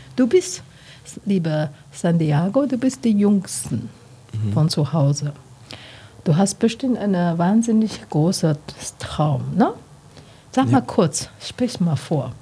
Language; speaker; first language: German; non-native, learner; Chinese